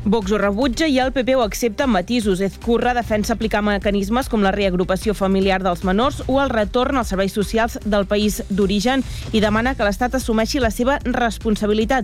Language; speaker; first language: Catalan; native; Catalan